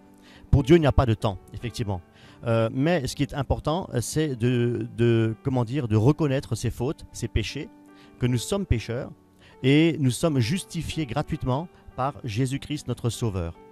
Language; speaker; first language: French; native; French